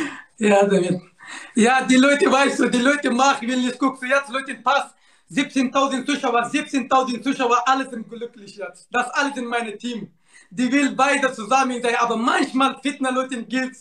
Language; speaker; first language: German; non-native, learner; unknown